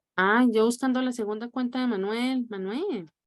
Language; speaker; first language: Spanish; native; Spanish